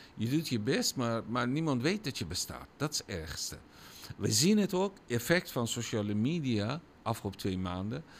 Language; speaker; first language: Dutch; non-native, fluent; Persian